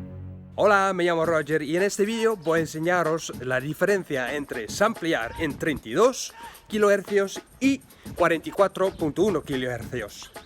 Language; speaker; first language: Spanish; non-native, fluent; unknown